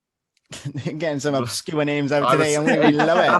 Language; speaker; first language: English; native; English